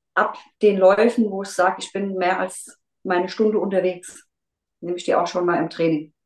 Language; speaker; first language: German; native; German